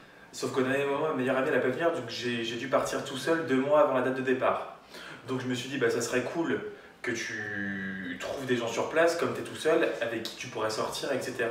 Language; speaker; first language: French; native; French